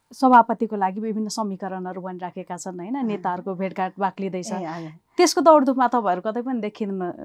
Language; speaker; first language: Nepali; native; Nepali